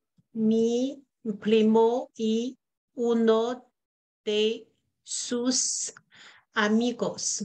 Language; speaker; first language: Spanish; non-native, learner; Chinese